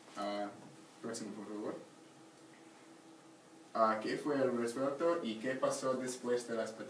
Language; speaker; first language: Spanish; non-native, learner; English